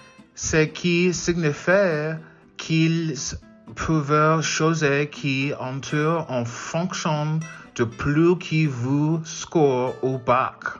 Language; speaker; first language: French; non-native, learner; English